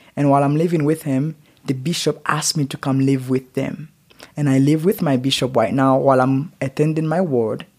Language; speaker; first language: English; non-native, learner; Haitian Creole